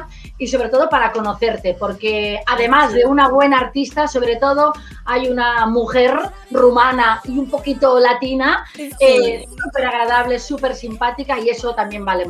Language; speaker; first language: Spanish; native; Spanish